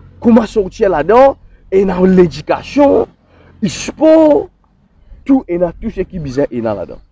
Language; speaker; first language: French; non-native, local second language; Morisyen